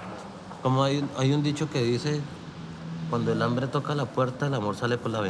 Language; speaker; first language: Spanish; native; Spanish